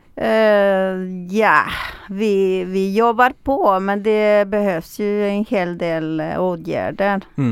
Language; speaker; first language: Swedish; non-native, fluent; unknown